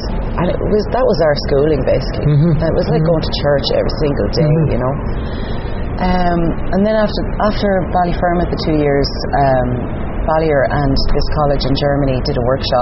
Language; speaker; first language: English; native; English